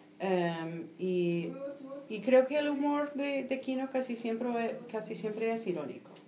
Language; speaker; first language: Spanish; non-native, fluent; English